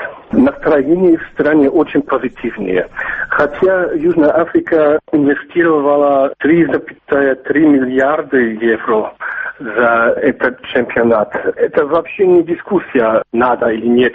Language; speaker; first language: Russian; non-native, learner; German